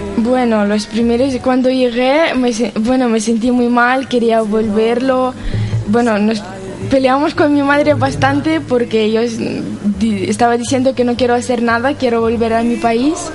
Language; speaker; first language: Spanish; non-native, learner; Ukrainian